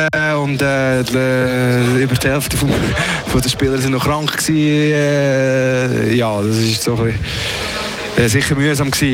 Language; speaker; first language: German; native; German